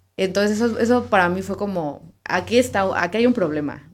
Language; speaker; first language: Spanish; native; Spanish